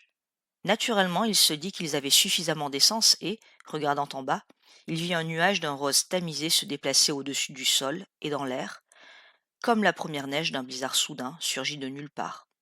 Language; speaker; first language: French; native; French